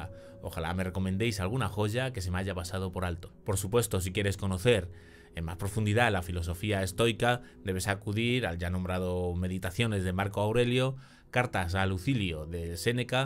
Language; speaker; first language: Spanish; native; Spanish